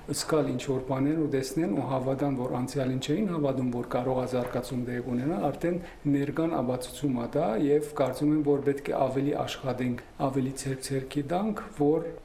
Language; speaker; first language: Armenian; early bilingual, heritage; Armenian